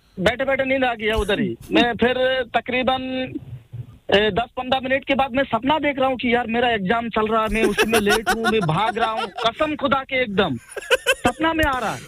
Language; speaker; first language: Hindi; non-native, fluent; Bangla